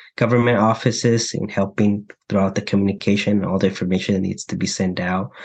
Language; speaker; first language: English; early bilingual, other home language; Mixtepec Mixtec